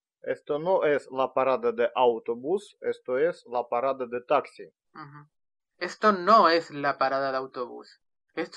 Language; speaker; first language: Spanish; non-native, learner; Russian